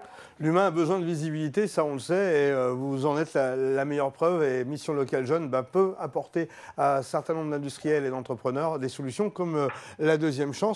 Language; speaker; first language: French; native; French